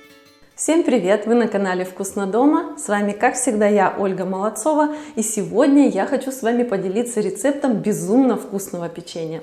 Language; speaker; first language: Russian; native; Russian